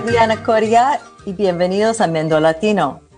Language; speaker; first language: Spanish; early bilingual, heritage; Spanish